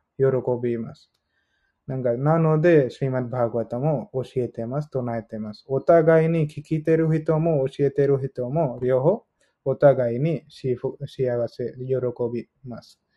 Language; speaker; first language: Japanese; non-native, learner; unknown